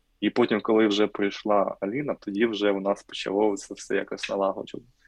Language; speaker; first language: Ukrainian; native; Ukrainian